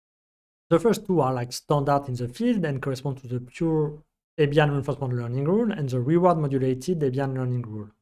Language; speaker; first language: English; non-native, fluent; French